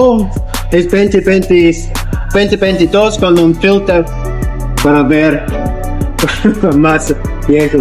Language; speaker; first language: Spanish; non-native, learner; English